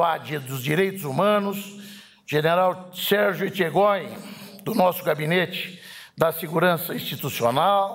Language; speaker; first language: Portuguese; native; Portuguese